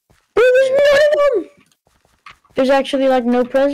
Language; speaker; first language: English; native; English